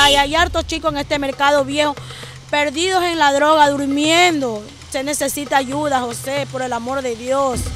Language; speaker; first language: Spanish; native; Spanish